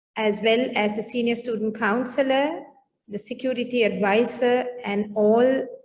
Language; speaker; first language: English; non-native, local second language; Sinhala